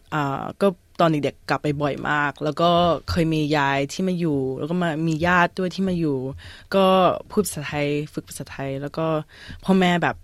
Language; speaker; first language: Thai; early bilingual, heritage; Thai